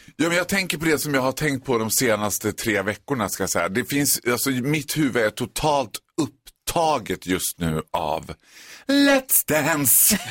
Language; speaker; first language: Swedish; native; Swedish